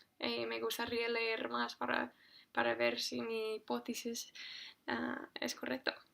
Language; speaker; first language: Spanish; non-native, fluent; English